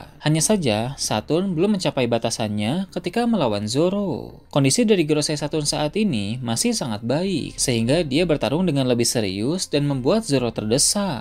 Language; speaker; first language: Indonesian; native; Indonesian